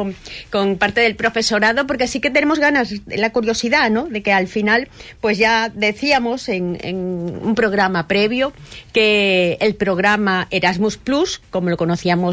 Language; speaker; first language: Spanish; native; Spanish